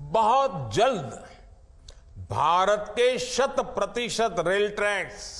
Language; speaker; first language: Hindi; non-native, local second language; Gujarati